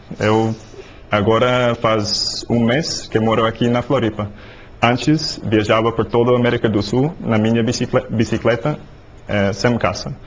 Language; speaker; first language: Portuguese; non-native, learner; English